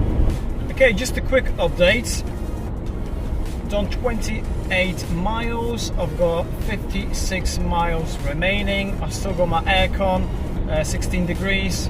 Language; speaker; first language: English; non-native, fluent; Polish